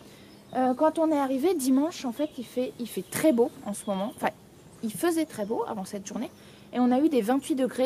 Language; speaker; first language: French; native; French